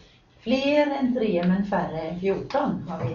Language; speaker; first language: Swedish; native; Swedish